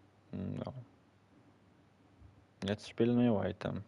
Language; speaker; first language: German; non-native, learner; Russian